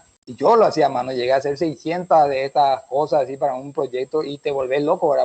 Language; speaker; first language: Spanish; native; Spanish